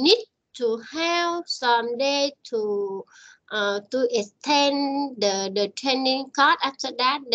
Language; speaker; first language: English; non-native, learner; Vietnamese